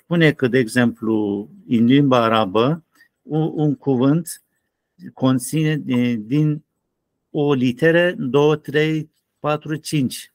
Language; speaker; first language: Romanian; non-native, learner; Turkish